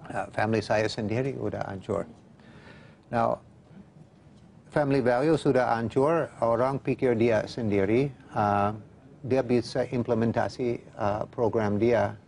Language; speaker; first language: Indonesian; non-native, fluent; English